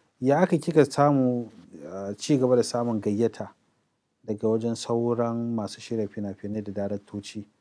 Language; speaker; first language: Hausa; native; Hausa